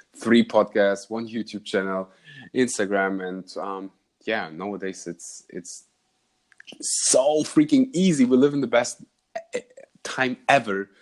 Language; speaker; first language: English; non-native, fluent; German